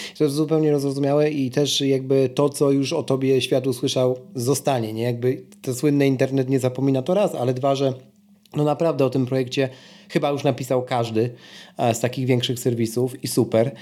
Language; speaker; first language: Polish; native; Polish